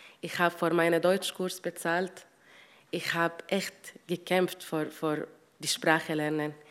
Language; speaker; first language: German; non-native, learner; Arabic